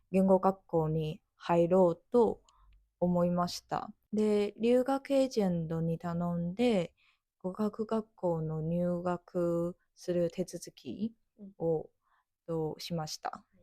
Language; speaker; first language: Japanese; non-native, fluent; Chinese